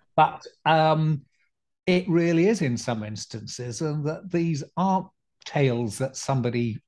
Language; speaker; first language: English; native; English